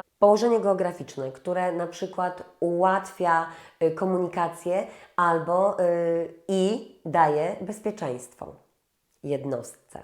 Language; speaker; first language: Polish; native; Polish